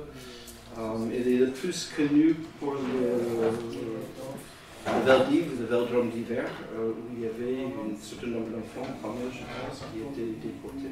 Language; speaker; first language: French; native; French